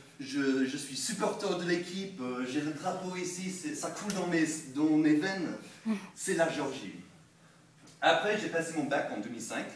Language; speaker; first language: French; non-native, fluent; English